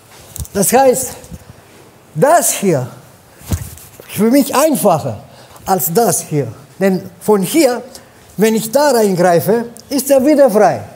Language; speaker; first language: German; non-native, fluent; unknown